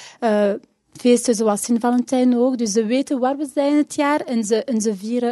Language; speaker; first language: Dutch; non-native, local second language; French